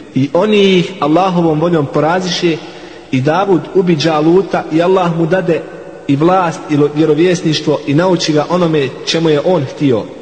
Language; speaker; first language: Bosnian; non-native, fluent; Arabic